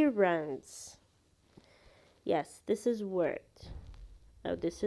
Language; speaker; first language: English; non-native, fluent; Arabic